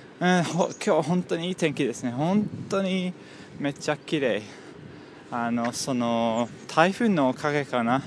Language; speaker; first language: Japanese; non-native, learner; English